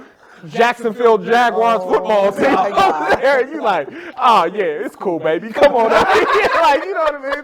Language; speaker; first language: English; native; English